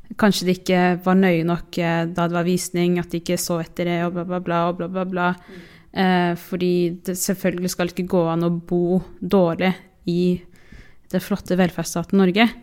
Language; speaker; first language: Norwegian; early bilingual, other home language; Tigrinya